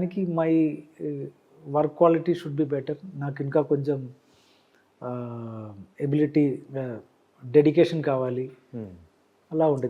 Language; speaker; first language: Telugu; non-native, learner; Malayalam